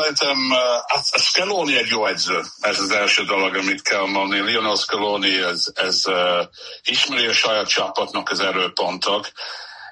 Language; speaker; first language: Hungarian; non-native, fluent; English